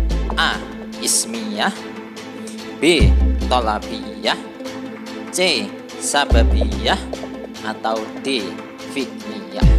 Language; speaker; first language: Arabic; non-native, fluent; Indonesian